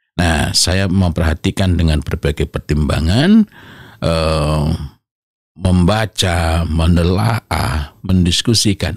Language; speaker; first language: Indonesian; native; Indonesian